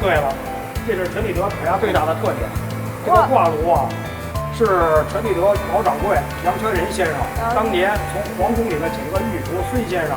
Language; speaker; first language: Chinese; native; Chinese